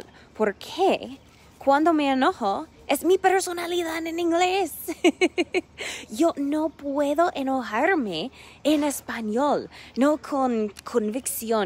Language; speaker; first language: Spanish; non-native, fluent; English